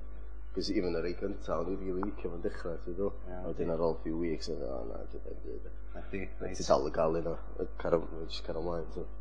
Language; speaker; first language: Welsh; native; Welsh